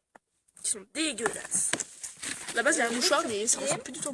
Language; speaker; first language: French; native; French